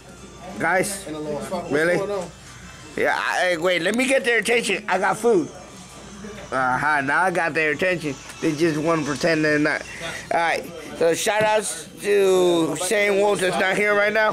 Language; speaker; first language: English; native; English